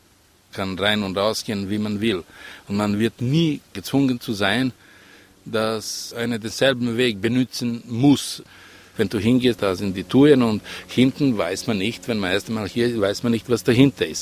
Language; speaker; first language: German; non-native, fluent; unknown